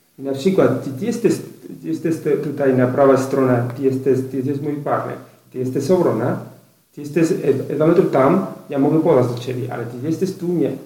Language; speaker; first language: Polish; non-native, learner; Spanish